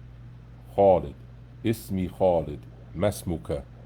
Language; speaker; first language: Arabic; non-native, fluent; English